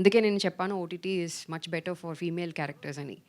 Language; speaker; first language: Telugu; non-native, fluent; Tamil